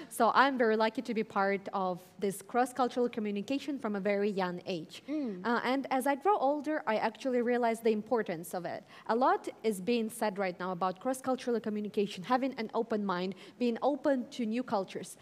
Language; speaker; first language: English; early bilingual, other home language; Russian